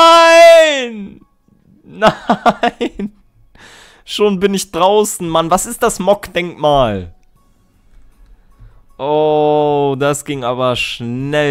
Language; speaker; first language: German; native; German